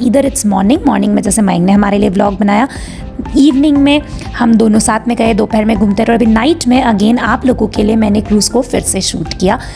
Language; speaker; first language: Hindi; native; Hindi